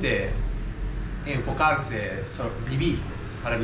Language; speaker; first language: Spanish; non-native, learner; Japanese